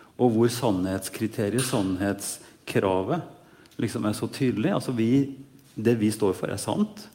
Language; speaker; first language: Norwegian; native; Norwegian